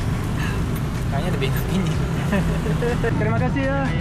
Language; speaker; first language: Indonesian; non-native, fluent; French